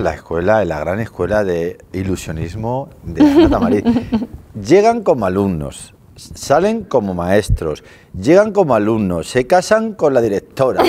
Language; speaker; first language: Spanish; native; Spanish